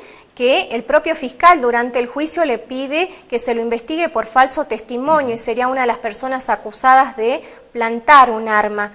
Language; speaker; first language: Spanish; native; Spanish